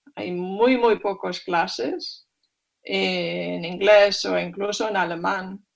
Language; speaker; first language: Spanish; non-native, fluent; German